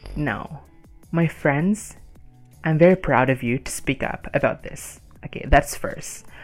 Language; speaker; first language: English; non-native, fluent; Indonesian